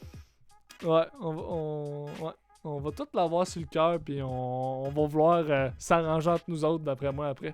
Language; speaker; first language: French; native; French